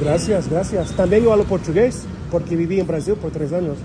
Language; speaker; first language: Spanish; non-native, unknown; English